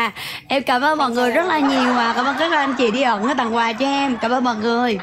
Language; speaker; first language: Vietnamese; native; Vietnamese